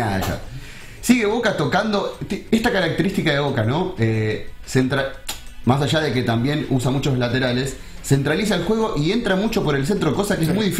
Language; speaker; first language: Spanish; native; Spanish